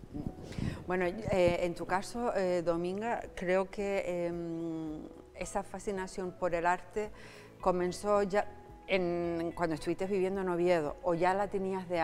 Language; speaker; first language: Spanish; native; Spanish